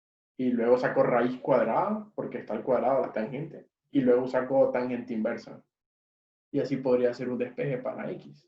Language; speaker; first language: Spanish; native; Spanish